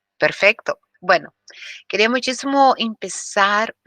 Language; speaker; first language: Spanish; non-native, fluent; Portuguese